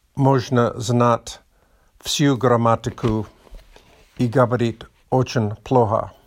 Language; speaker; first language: Russian; non-native, learner; English